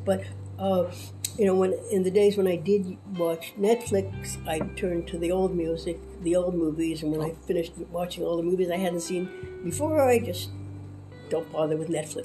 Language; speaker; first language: English; native; English